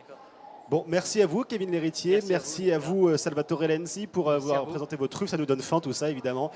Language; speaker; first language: French; native; French